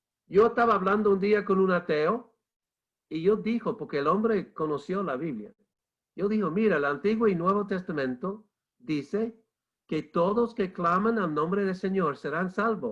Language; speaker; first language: Spanish; non-native, fluent; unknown